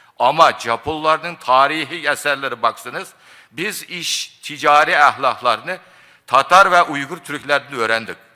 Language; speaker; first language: Turkish; non-native, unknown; Japanese